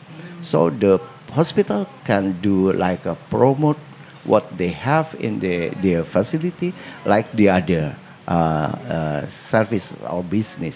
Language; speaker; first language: English; non-native, learner; Indonesian